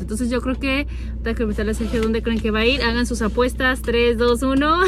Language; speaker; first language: Spanish; native; Spanish